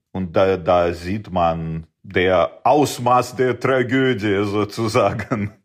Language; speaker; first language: German; non-native, fluent; Russian